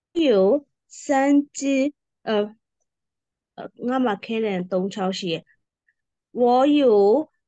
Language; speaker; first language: Chinese; non-native, learner; Burmese